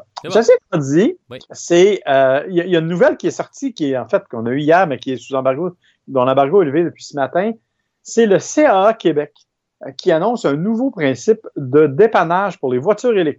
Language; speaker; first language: French; native; French